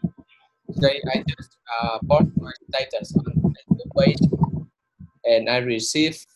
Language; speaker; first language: English; non-native, learner; Vietnamese